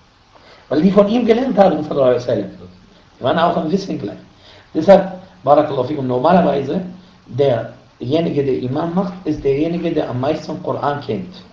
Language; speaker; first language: German; non-native, fluent; Arabic